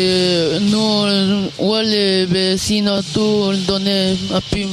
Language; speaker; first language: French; non-native, learner; Spanish